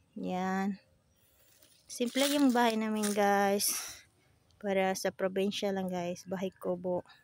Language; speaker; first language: Filipino; non-native, local second language; Cebuano